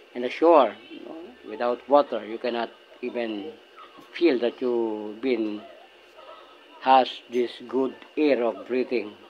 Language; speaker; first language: English; non-native, local second language; Filipino